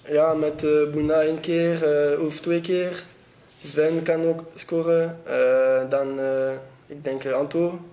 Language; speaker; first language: Dutch; non-native, learner; French